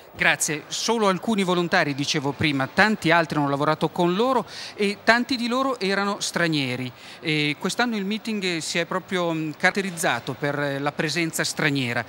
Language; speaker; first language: Italian; native; Italian